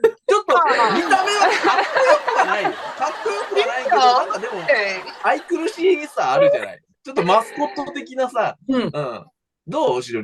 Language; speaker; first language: Japanese; native; Japanese